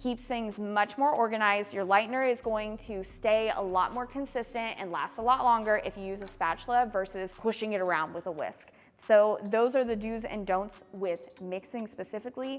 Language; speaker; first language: English; native; English